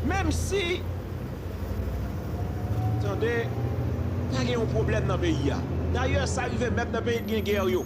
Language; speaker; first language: French; non-native, local second language; Haitian Creole